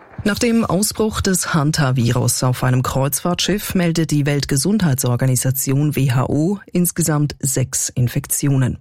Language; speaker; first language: German; native; German